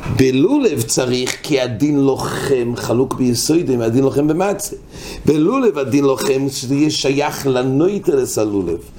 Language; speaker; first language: Hebrew; non-native, fluent; English